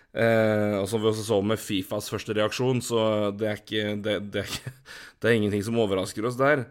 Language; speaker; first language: Norwegian; native; Norwegian